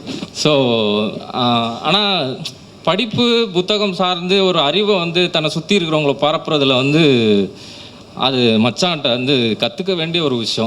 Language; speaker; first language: Tamil; native; Tamil